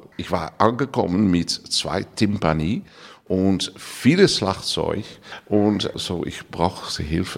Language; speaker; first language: German; non-native, learner; Dutch